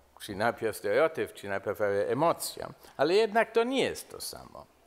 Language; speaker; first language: Polish; non-native, fluent; German